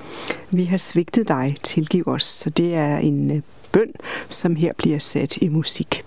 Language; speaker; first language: Danish; native; Danish